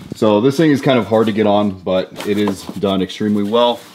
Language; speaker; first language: English; native; English